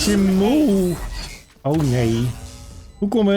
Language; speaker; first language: Dutch; native; Dutch